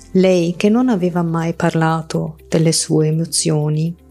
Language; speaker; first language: Italian; non-native, fluent; German